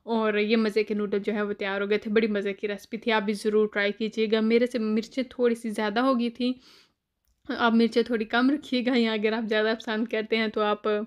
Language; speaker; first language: Urdu; native; Urdu